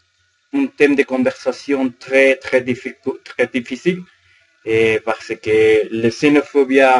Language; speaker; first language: French; non-native, learner; Spanish